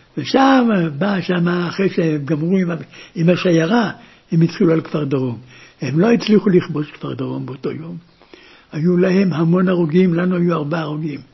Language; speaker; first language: Hebrew; early bilingual, other home language; German